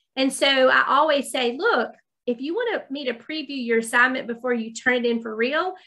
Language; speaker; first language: English; native; English